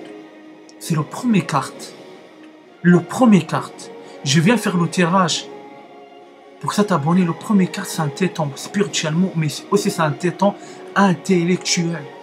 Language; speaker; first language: French; non-native, learner; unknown